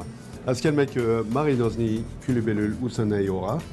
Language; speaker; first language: Hungarian; non-native, learner; French